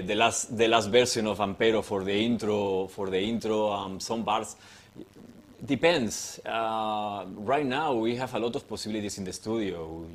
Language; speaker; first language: English; non-native, fluent; Spanish